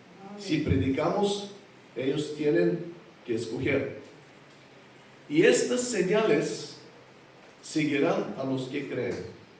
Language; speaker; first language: Spanish; non-native, fluent; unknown